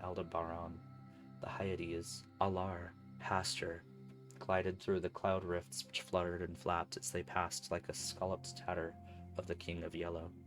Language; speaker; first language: English; native; English